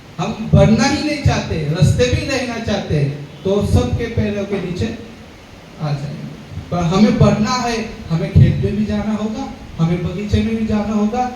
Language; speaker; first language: Hindi; non-native, local second language; Marathi